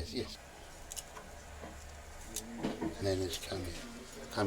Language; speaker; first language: English; non-native, learner; Greek